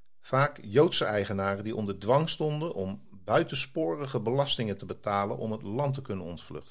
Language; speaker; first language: Dutch; native; Dutch